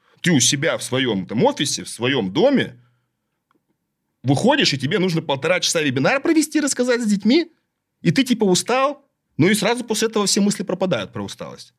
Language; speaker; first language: Russian; native; Russian